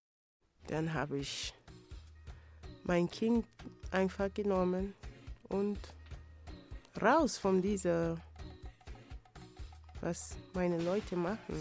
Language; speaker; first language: German; non-native, learner; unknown